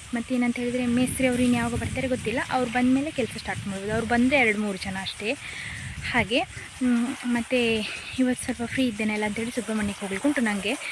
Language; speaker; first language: Kannada; native; Kannada